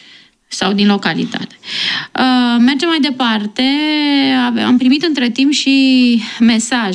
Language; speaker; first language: Romanian; native; Romanian